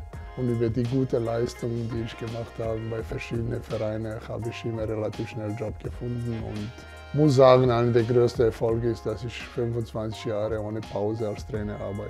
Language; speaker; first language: German; non-native, fluent; Serbian